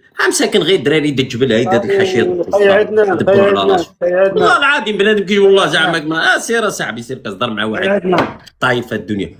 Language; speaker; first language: Arabic; native; Arabic